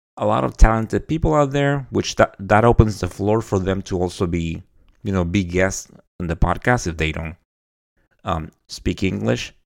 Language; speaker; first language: English; non-native, fluent; Spanish